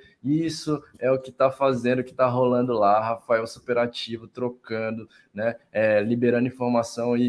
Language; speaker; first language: Portuguese; native; Portuguese